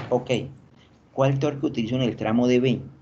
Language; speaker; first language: Spanish; native; Spanish